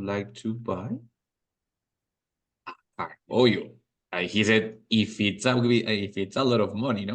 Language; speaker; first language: English; non-native, fluent; Spanish